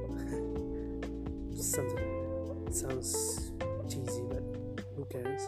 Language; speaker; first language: English; non-native, local second language; Malay